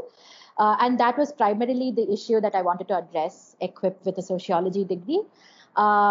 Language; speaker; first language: English; non-native, local second language; Tamil